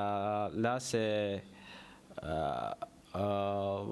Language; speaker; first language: French; non-native, learner; Kinyarwanda